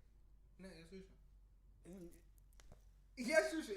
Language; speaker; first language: Russian; non-native, fluent; English